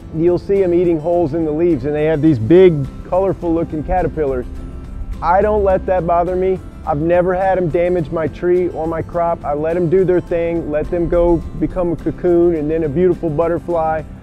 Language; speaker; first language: English; native; English